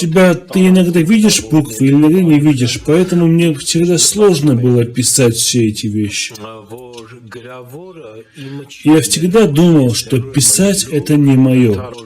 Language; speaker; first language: Russian; non-native, fluent; Armenian